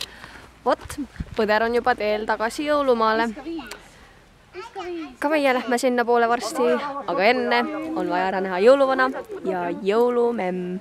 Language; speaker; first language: Estonian; native; Estonian